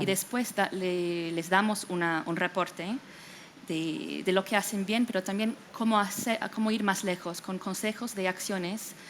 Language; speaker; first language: Spanish; non-native, fluent; English